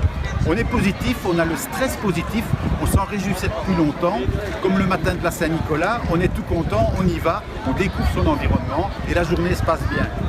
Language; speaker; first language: French; native; French